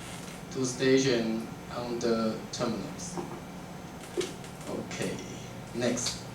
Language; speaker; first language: English; non-native, learner; Chinese